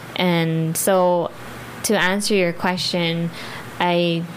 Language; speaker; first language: English; early bilingual, other home language; Filipino